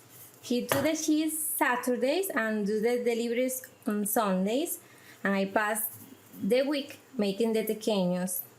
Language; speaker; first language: English; non-native, learner; Spanish